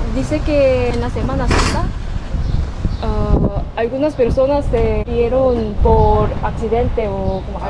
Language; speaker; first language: Spanish; non-native, learner; Korean